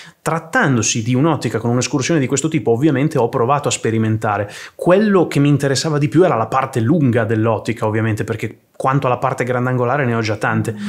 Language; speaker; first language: Italian; native; Italian